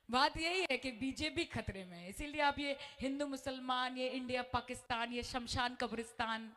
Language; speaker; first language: Hindi; non-native, local second language; Bangla